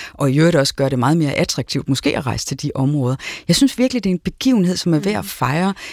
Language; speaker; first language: Danish; native; Danish